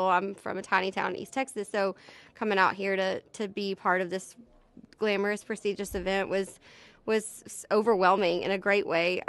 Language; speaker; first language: English; native; English